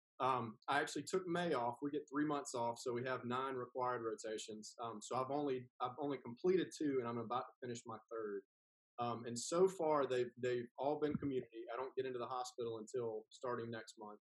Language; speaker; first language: English; native; English